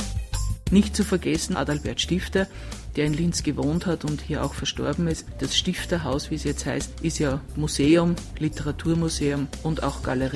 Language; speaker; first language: German; native; German